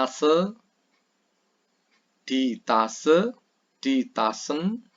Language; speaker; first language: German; non-native, fluent; Indonesian